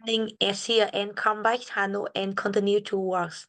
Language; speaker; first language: English; non-native, learner; Vietnamese